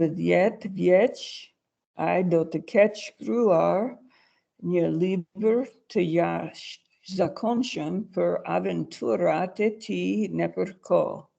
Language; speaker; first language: Albanian; non-native, learner; English